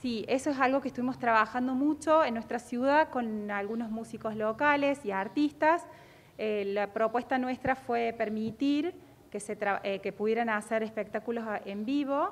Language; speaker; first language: Spanish; native; Spanish